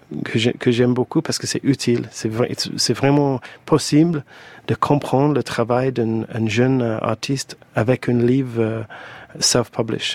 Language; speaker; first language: French; non-native, fluent; English